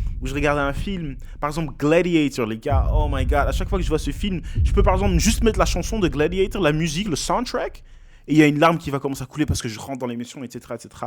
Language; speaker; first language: French; native; French